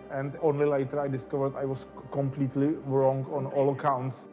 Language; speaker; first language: English; non-native, fluent; Czech